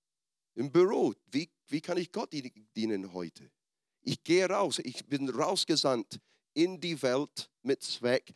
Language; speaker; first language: German; non-native, fluent; English